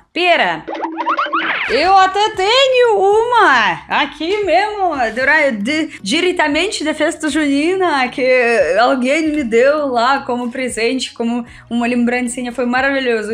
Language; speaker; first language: Portuguese; non-native, fluent; Russian